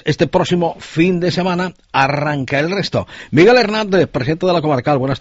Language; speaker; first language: Spanish; native; Spanish